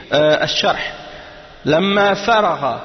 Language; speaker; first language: Arabic; non-native, fluent; French